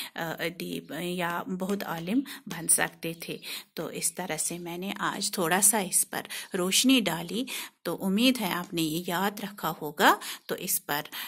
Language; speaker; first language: Urdu; non-native, local second language; Kashmiri